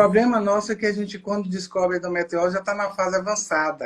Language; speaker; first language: Portuguese; native; Portuguese